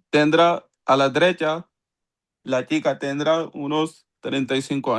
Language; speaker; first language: Spanish; non-native, learner; Urdu